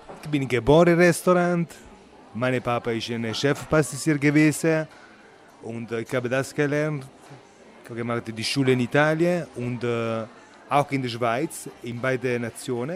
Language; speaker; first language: German; non-native, learner; Italian